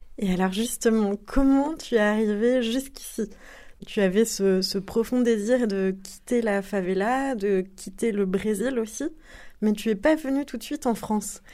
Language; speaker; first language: French; native; French